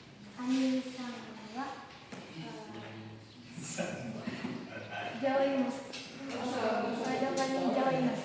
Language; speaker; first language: Japanese; non-native, learner; Indonesian